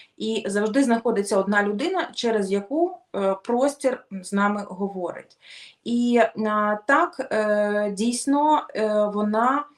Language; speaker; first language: Ukrainian; non-native, local second language; Russian